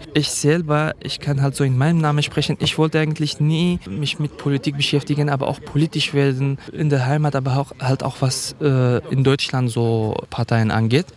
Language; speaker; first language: German; non-native, fluent; Kurdish